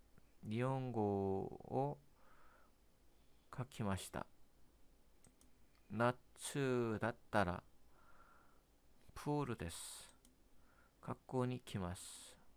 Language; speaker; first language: Japanese; non-native, learner; Korean